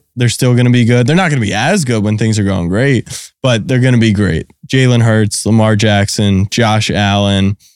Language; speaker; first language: English; native; English